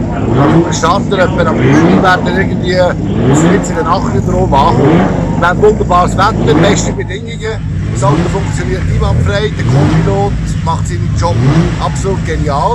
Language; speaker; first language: German; native; German